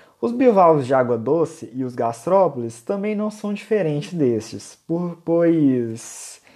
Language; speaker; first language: Portuguese; native; Portuguese